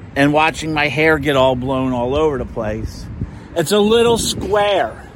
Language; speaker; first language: English; native; English